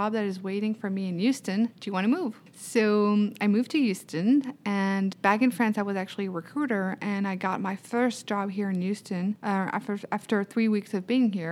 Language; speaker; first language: English; non-native, fluent; French